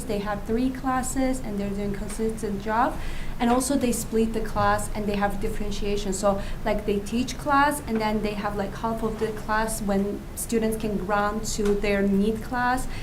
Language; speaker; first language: English; non-native, fluent; Azerbaijani